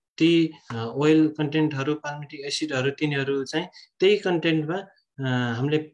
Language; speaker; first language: Nepali; native; Nepali